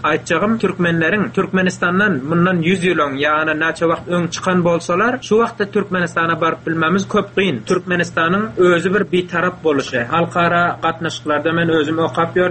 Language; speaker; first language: Turkish; non-native, learner; Turkmen